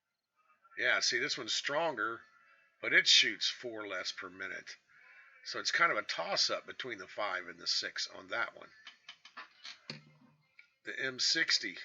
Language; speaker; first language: English; native; English